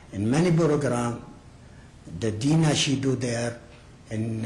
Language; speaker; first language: English; non-native, learner; Arabic